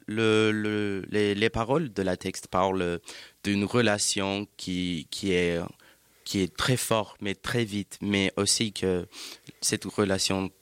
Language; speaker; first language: French; non-native, learner; English